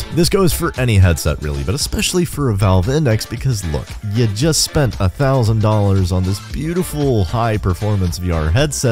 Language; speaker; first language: English; native; English